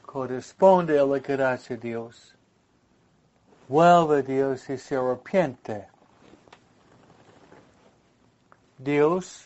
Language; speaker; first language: Spanish; non-native, fluent; English